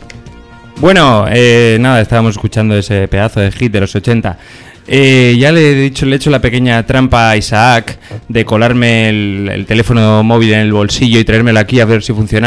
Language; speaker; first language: Spanish; native; Spanish